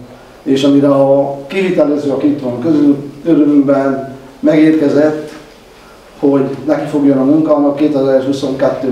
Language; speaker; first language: Hungarian; native; Hungarian